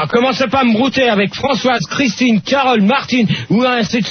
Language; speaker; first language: French; native; French